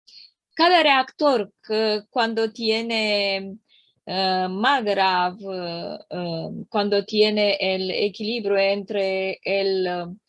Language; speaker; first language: Spanish; non-native, learner; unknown